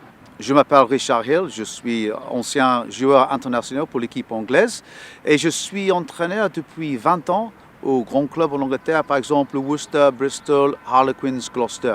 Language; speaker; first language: French; non-native, fluent; English